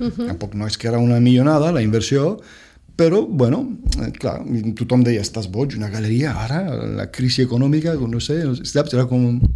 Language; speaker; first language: Catalan; non-native, fluent; Romanian